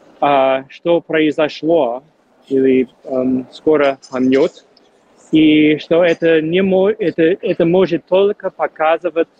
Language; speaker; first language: Russian; non-native, fluent; English